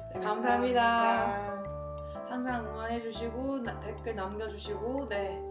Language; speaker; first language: Korean; non-native, fluent; Chinese